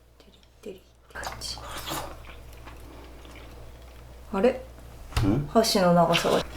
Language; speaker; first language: Japanese; native; Japanese